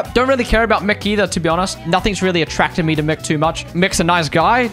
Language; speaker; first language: English; native; English